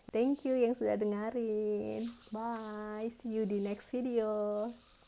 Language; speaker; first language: Indonesian; native; Indonesian